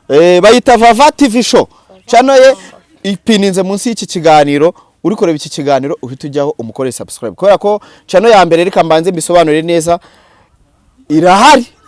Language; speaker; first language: Kinyarwanda; native; Kinyarwanda